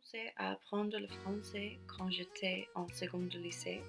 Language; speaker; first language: French; non-native, learner; Spanish